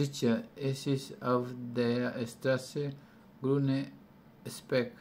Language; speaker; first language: German; non-native, learner; Spanish